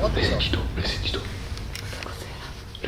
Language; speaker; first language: Italian; native; Italian